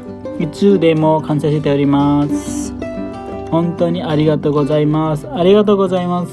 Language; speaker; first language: Japanese; non-native, learner; Nepali